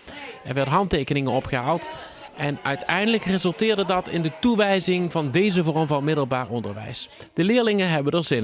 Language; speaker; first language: Dutch; native; Dutch